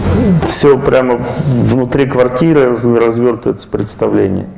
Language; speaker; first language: Russian; native; Russian